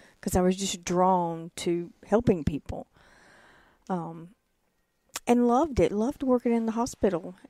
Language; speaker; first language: English; native; English